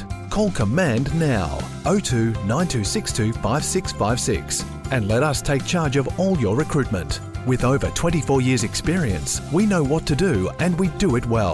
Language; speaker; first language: English; native; English